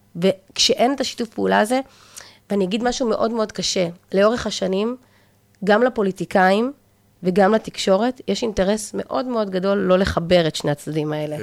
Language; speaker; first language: Hebrew; native; Hebrew